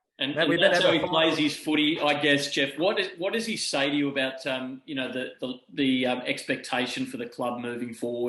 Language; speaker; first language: English; native; English